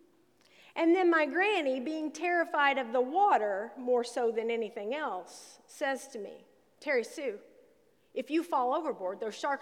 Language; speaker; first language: English; native; English